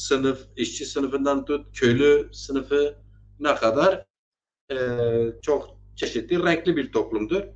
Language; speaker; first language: Turkish; native; Turkish